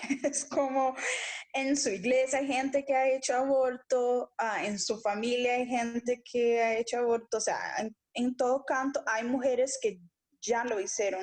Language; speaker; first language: Spanish; non-native, local second language; Portuguese